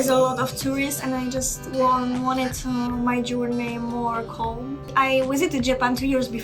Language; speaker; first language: English; non-native, fluent; Czech